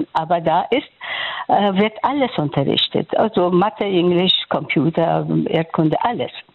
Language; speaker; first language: German; non-native, fluent; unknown